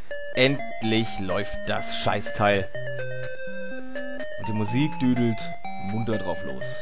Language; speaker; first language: German; native; German